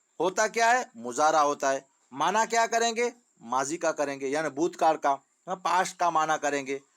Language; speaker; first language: Urdu; non-native, local second language; Sindhi